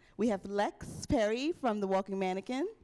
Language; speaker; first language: English; native; English